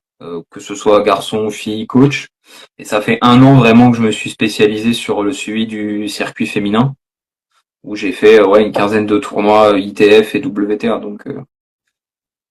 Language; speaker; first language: French; native; French